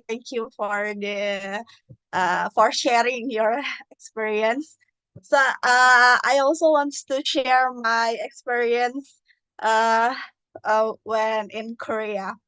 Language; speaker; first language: English; non-native, learner; Indonesian